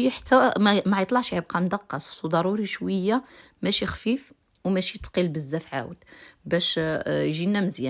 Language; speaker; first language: Arabic; native; Arabic